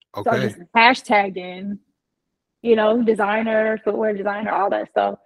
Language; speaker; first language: English; native; English